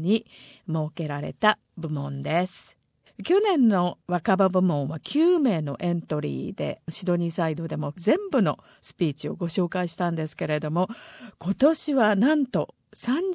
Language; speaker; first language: Japanese; native; Japanese